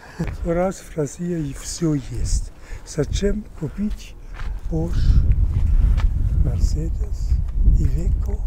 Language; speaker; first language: Russian; non-native, learner; German